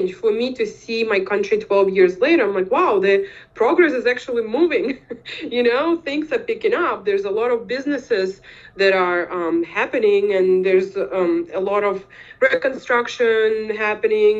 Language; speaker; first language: English; non-native, fluent; Ukrainian